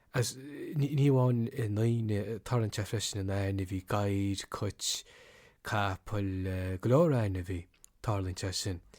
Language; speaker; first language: Irish; native; Irish